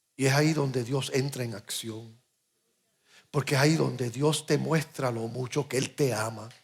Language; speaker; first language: Spanish; early bilingual, heritage; English